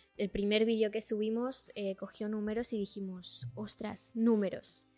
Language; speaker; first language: Spanish; early bilingual, other home language; Portuguese